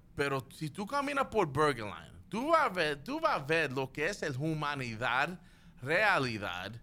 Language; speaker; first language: Spanish; early bilingual, heritage; Spanish